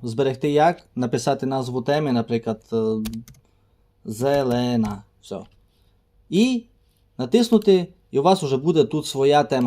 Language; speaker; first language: Ukrainian; native; Ukrainian